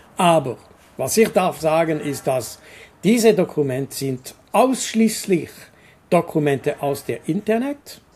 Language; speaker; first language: German; non-native, local second language; French